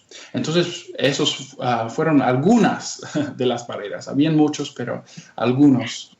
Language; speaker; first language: Spanish; non-native, fluent; English